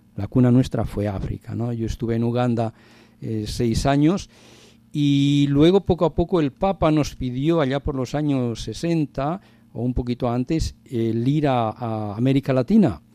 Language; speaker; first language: Spanish; native; Spanish